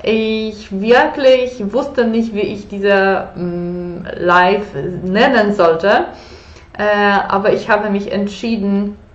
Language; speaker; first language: German; non-native, fluent; Polish